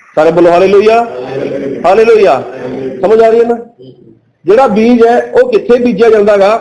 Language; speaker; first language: Hindi; non-native, local second language; Punjabi